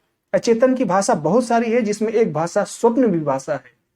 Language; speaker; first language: Hindi; native; Hindi